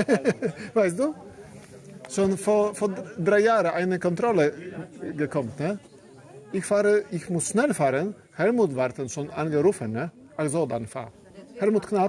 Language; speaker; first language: German; non-native, learner; Polish